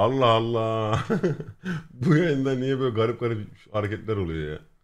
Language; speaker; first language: Turkish; native; Turkish